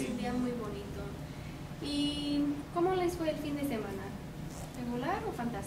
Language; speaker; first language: Spanish; non-native, fluent; English